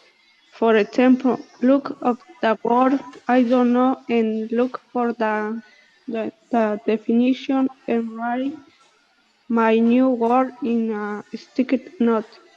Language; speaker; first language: English; non-native, learner; Spanish